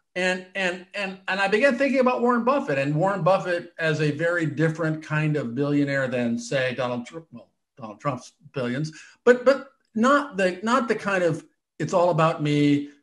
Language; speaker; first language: English; native; English